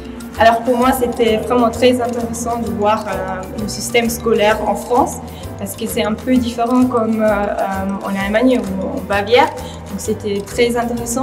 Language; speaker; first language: French; non-native, fluent; German